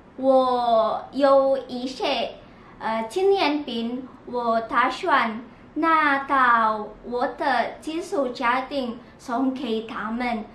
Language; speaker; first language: Chinese; non-native, learner; Indonesian